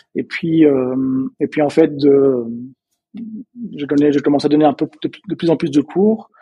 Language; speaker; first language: French; native; French